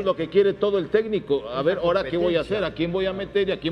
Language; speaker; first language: Spanish; native; Spanish